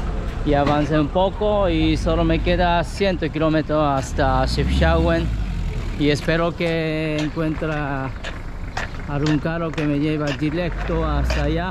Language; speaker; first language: Spanish; non-native, fluent; Japanese